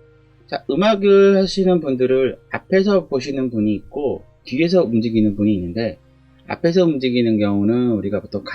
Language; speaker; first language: Korean; native; Korean